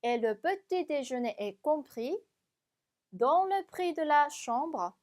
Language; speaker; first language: French; non-native, fluent; Korean